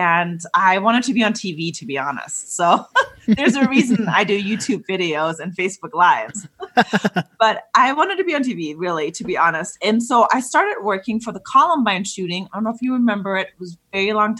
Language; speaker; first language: English; non-native, fluent; German